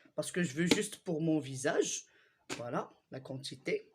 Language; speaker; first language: French; non-native, local second language; Arabic